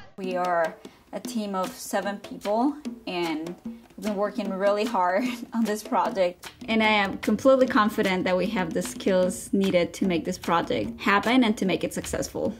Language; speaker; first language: English; non-native, fluent; Spanish